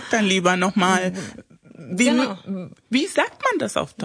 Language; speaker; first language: German; non-native, fluent; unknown